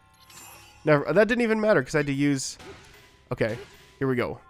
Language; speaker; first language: English; native; English